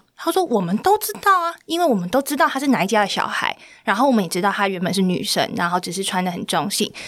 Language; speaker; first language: Chinese; native; Chinese